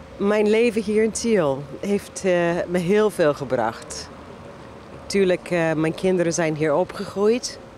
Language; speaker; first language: Dutch; non-native, fluent; English